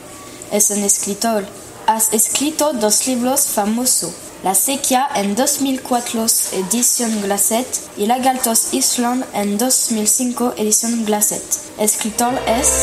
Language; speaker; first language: Spanish; non-native, learner; French